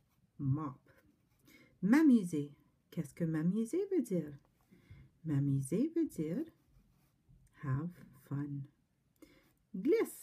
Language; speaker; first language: French; non-native, fluent; English